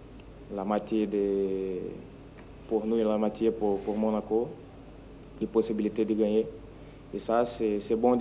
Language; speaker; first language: French; non-native, fluent; Portuguese